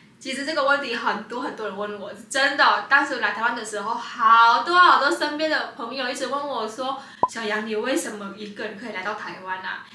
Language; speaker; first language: Chinese; non-native, fluent; Vietnamese